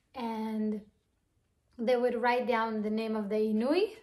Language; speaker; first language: English; non-native, fluent; Hebrew